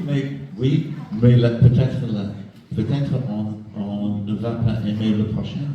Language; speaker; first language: French; non-native, fluent; English